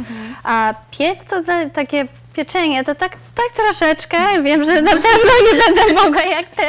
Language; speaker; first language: Polish; early bilingual, other home language; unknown